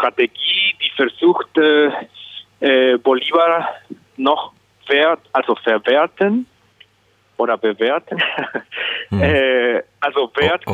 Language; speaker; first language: German; non-native, learner; Spanish